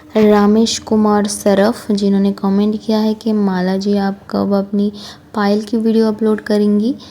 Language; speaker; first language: Hindi; non-native, local second language; Bangla